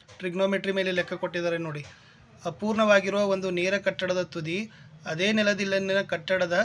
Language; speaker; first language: Kannada; native; Kannada